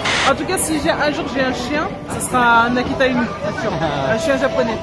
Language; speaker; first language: French; native; French